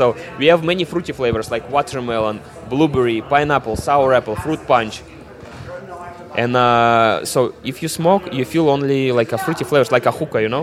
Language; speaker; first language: English; non-native, fluent; Russian